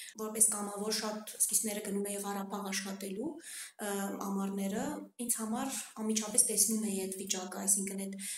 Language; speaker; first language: Armenian; early bilingual, heritage; Armenian